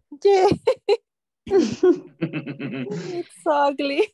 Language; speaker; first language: English; non-native, learner; Spanish